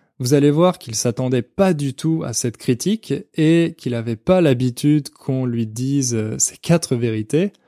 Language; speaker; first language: French; native; French